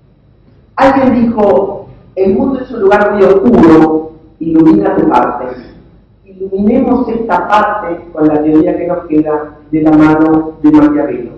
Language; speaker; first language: Spanish; native; Spanish